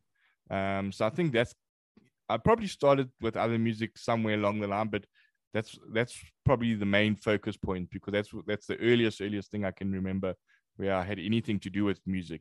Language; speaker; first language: English; native; English